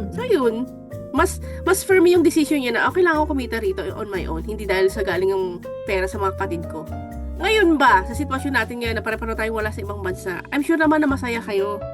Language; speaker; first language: Filipino; native; Filipino